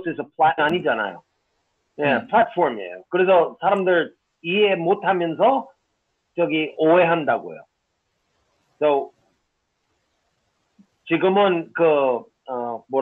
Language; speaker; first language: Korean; non-native, fluent; English